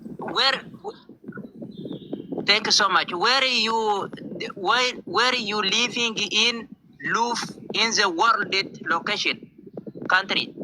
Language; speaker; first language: English; non-native, learner; Oromo